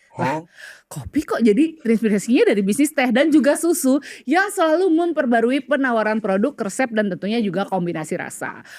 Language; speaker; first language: Indonesian; native; Indonesian